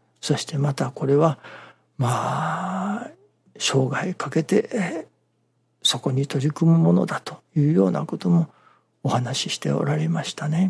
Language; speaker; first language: Japanese; native; Japanese